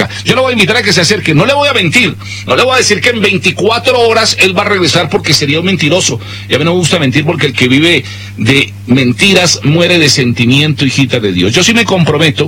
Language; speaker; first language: Spanish; native; Spanish